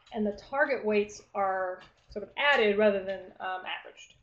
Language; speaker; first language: English; native; English